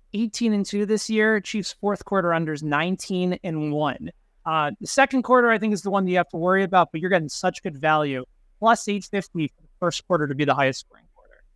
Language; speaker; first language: English; native; English